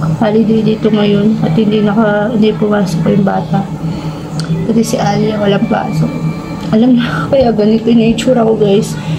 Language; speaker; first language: Filipino; native; Filipino